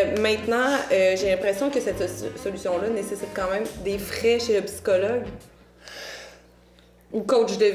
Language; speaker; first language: French; native; French